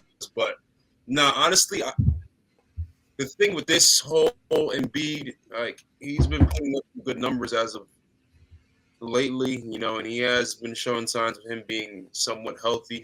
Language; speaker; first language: English; native; English